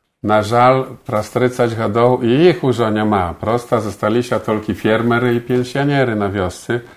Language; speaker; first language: Polish; non-native, local second language; Belarusian